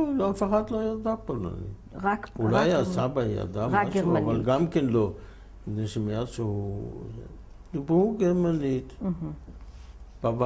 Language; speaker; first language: Hebrew; non-native, fluent; German